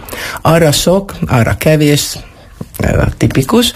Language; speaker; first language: Hungarian; native; Hungarian